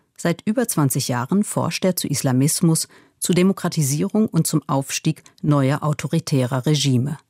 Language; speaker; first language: German; native; German